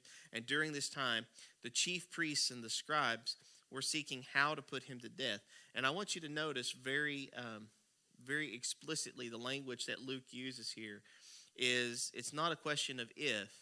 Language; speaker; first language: English; native; English